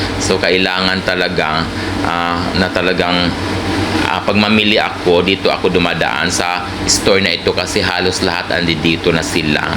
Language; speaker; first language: Filipino; non-native, local second language; Cebuano